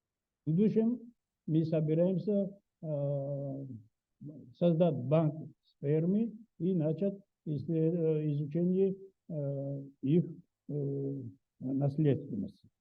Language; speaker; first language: Russian; native; Russian